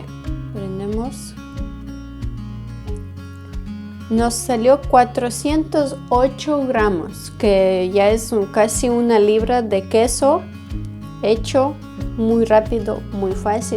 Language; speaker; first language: Spanish; non-native, fluent; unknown